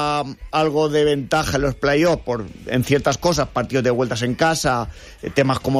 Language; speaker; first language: Spanish; native; Spanish